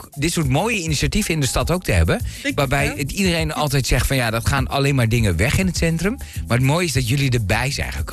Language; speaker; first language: Dutch; native; Dutch